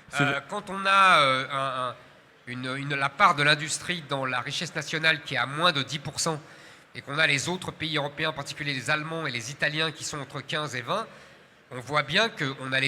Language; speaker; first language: French; native; French